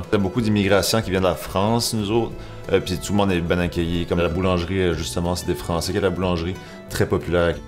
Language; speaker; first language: French; native; French